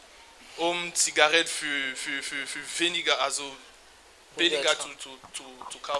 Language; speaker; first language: German; non-native, learner; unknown